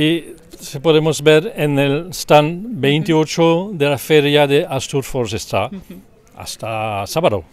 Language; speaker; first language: Spanish; non-native, learner; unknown